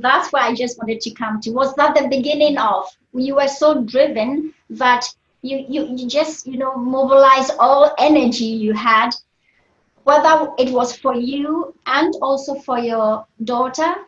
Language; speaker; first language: English; non-native, fluent; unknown